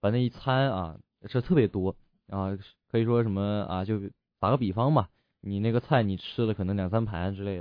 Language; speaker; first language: Chinese; native; Chinese